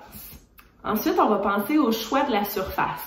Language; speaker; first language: French; native; French